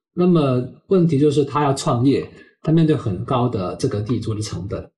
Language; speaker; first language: Chinese; non-native, local second language; Cantonese